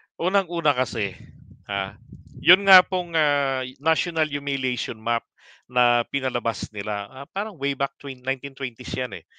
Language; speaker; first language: Filipino; native; Filipino